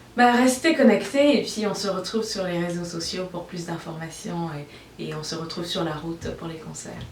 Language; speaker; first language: French; non-native, local second language; Bambara